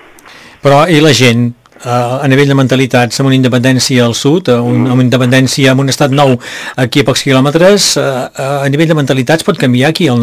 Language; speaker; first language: Catalan; native; Catalan